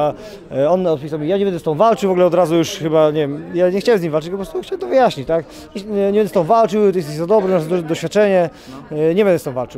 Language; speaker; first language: Polish; native; Polish